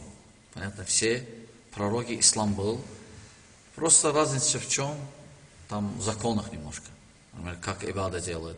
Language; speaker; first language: Russian; non-native, learner; Azerbaijani